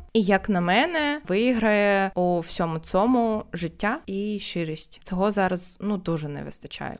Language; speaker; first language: Ukrainian; non-native, local second language; Russian